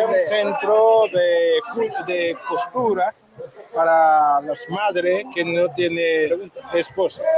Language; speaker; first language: Spanish; non-native, learner; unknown